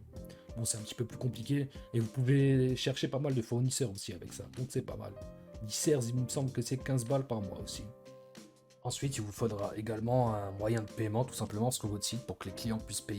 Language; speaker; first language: French; native; French